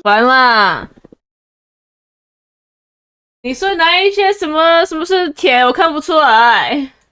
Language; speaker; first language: Chinese; early bilingual, heritage; Chinese